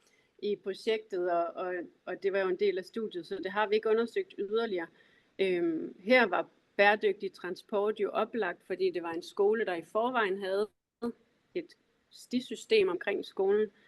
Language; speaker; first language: Danish; native; Danish